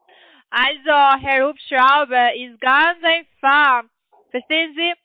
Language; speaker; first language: German; non-native, learner; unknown